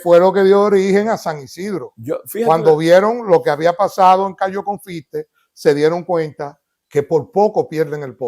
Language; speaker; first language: Spanish; native; Spanish